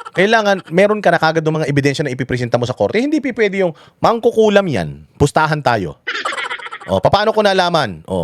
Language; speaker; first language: Filipino; non-native, local second language; Iloko